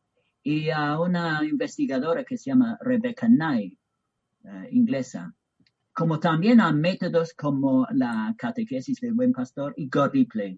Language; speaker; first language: Spanish; non-native, fluent; English